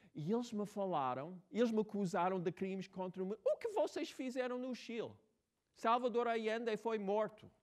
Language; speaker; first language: Portuguese; non-native, fluent; English